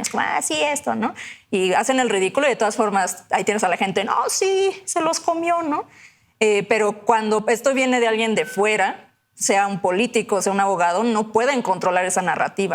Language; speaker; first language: Spanish; native; Spanish